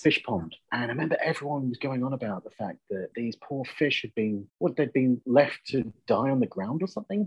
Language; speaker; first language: English; native; English